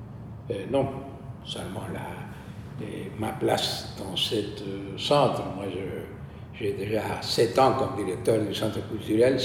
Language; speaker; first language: French; non-native, fluent; Spanish